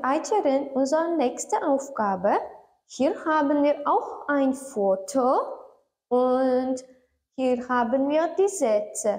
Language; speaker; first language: German; non-native, learner; Turkmen